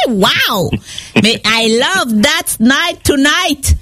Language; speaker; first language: English; non-native, learner; French